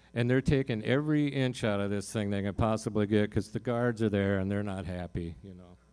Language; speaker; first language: English; native; English